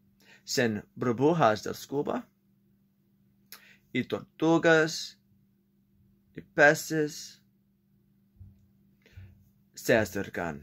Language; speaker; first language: Spanish; non-native, learner; English